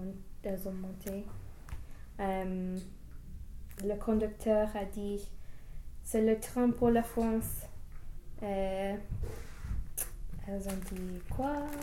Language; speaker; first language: French; non-native, learner; English